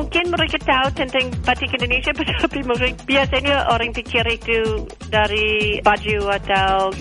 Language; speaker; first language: Indonesian; non-native, learner; English